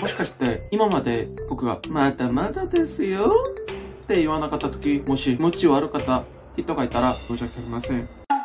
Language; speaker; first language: Japanese; non-native, fluent; Korean